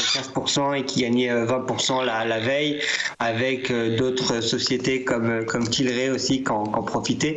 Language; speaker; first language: French; native; French